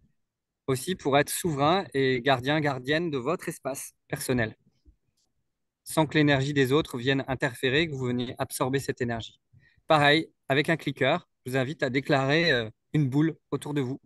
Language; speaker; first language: French; native; French